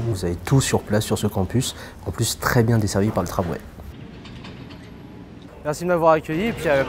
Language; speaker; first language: French; native; French